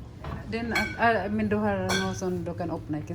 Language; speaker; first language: Norwegian; non-native, learner; Filipino